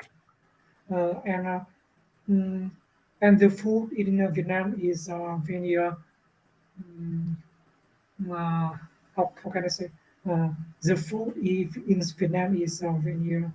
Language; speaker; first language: English; non-native, learner; Vietnamese